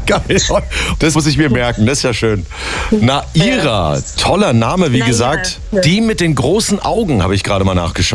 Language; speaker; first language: German; native; German